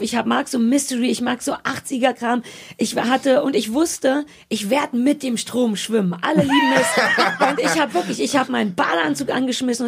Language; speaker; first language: German; native; German